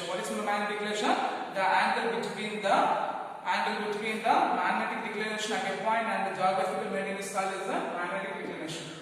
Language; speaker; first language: English; non-native, local second language; Tamil